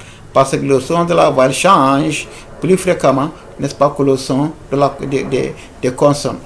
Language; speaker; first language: French; non-native, local second language; Fula